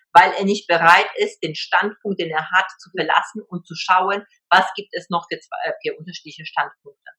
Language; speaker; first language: German; early bilingual, other home language; Polish